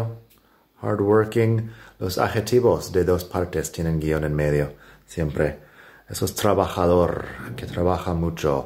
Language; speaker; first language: Spanish; non-native, fluent; English